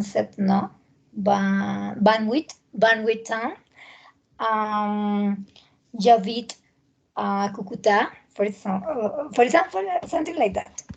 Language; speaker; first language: English; non-native, learner; Spanish